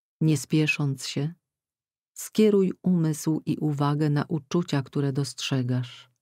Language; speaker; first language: Polish; native; Polish